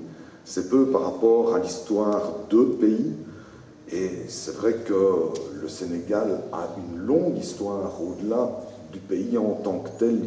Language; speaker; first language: French; native; French